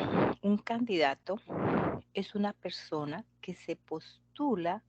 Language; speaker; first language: Spanish; native; Spanish